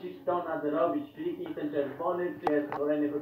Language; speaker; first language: Polish; native; Polish